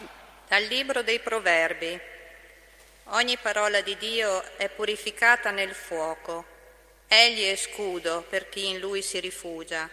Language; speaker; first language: Italian; native; Italian